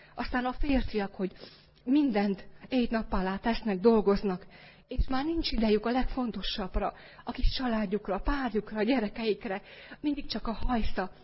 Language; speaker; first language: Hungarian; native; Hungarian